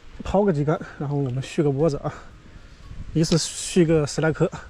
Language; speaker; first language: Chinese; native; Chinese